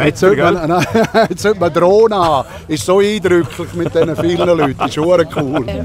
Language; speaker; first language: German; native; German